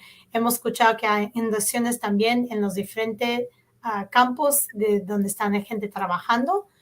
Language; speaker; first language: Spanish; early bilingual, heritage; Spanish